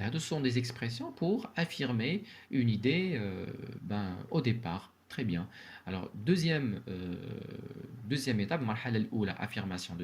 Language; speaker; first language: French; non-native, local second language; Arabic